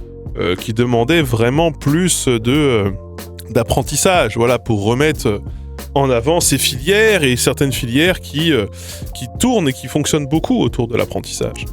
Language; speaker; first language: French; native; French